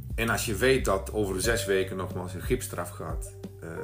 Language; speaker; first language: Dutch; non-native, fluent; Bosnian